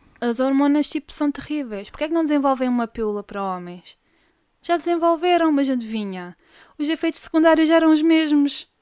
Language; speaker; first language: Portuguese; native; Portuguese